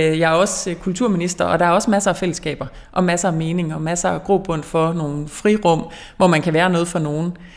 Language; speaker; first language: Danish; native; Danish